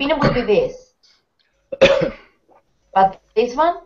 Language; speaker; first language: English; non-native, fluent; Spanish